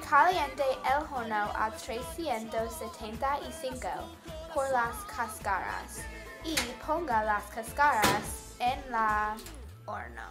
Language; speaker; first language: Spanish; non-native, learner; English